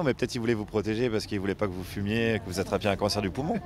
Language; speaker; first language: French; native; French